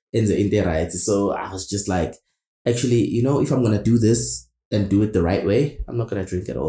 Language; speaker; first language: English; non-native, local second language; Zulu